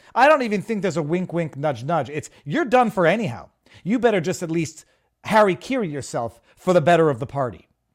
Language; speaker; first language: English; native; English